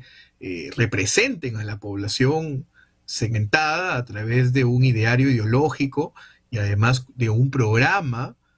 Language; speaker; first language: Spanish; native; Spanish